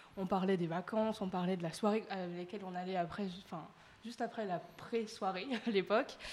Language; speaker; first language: French; early bilingual, other home language; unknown